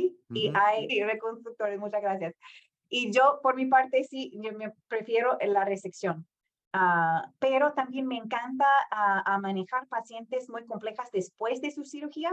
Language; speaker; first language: Spanish; non-native, fluent; English